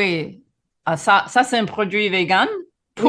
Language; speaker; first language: French; non-native, fluent; English